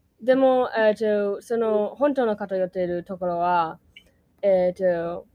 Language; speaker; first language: Japanese; non-native, learner; English